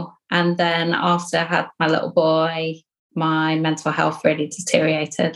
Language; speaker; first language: English; native; English